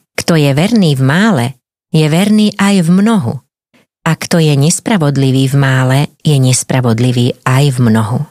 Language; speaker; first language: Slovak; native; Slovak